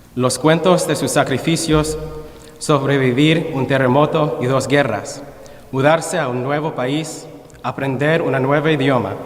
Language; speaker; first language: Spanish; early bilingual, other home language; English